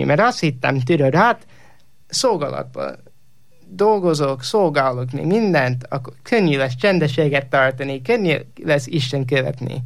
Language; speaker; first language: Hungarian; non-native, learner; English